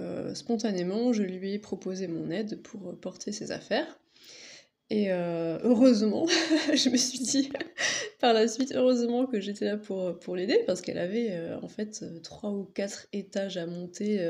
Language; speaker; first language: French; native; French